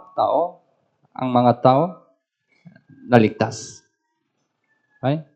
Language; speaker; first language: Filipino; non-native, learner; Korean